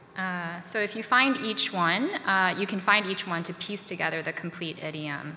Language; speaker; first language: English; native; English